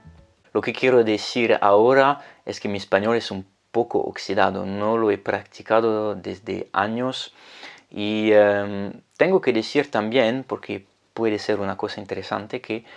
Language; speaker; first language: Spanish; non-native, fluent; French